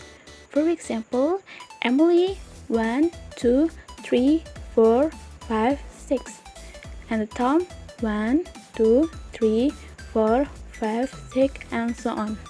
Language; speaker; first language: English; non-native, learner; Indonesian